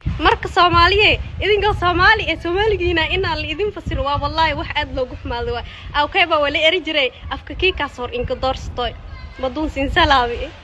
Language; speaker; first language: Somali; non-native, local second language; Maay